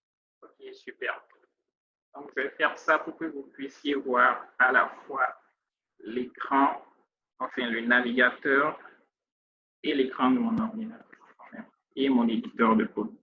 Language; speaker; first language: French; native; French